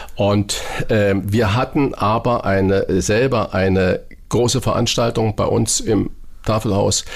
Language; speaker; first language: German; native; German